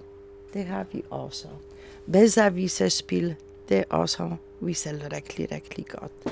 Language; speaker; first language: Danish; non-native, learner; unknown